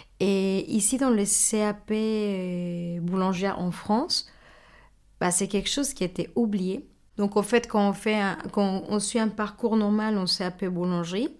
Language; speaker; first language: French; non-native, fluent; Spanish